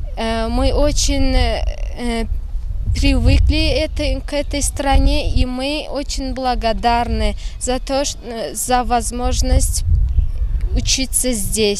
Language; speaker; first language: Russian; non-native, fluent; Turkmen